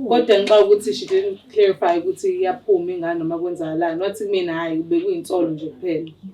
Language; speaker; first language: Zulu; native; Zulu